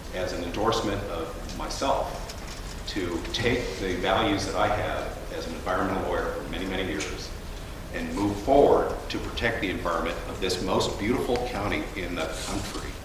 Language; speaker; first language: English; native; English